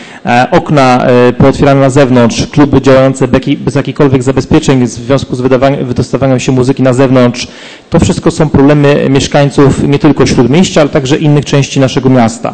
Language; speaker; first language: Polish; native; Polish